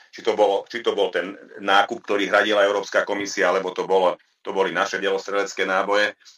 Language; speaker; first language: Slovak; non-native, local second language; Hungarian